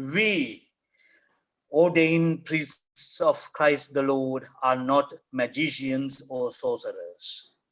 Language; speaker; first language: English; non-native, local second language; Sinhala